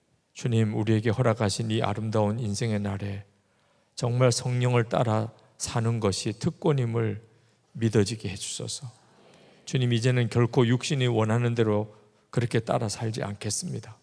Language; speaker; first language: Korean; native; Korean